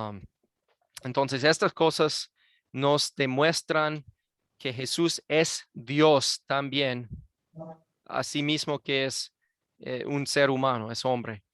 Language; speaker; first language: Spanish; non-native, fluent; English